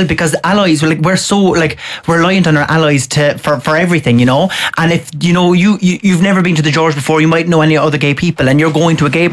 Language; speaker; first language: English; native; English